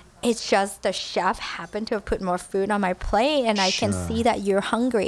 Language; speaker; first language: English; early bilingual, other home language; Cantonese